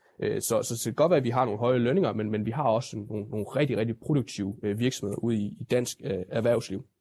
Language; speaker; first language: Danish; native; Danish